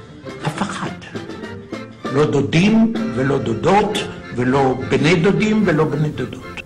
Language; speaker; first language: Hebrew; non-native, fluent; Ladino